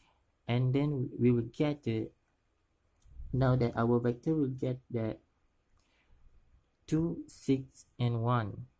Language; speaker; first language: English; non-native, local second language; Malay